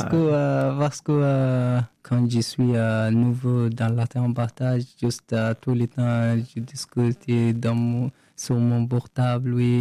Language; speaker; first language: French; non-native, learner; Arabic